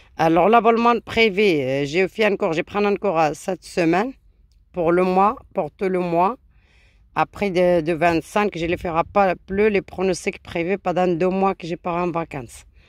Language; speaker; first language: French; non-native, local second language; Arabic